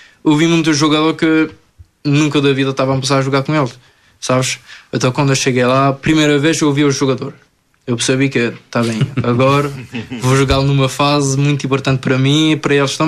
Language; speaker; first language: Portuguese; non-native, fluent; French